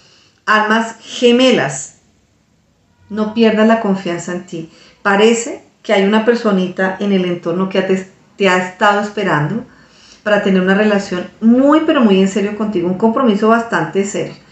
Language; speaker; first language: Spanish; native; Spanish